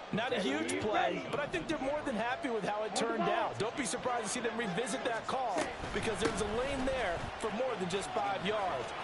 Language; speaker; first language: English; native; English